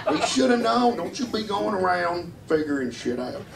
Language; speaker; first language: English; native; English